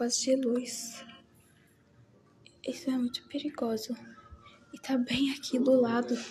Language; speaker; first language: Portuguese; early bilingual, heritage; Arabic